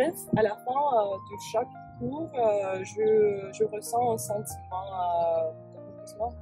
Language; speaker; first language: French; non-native, fluent; English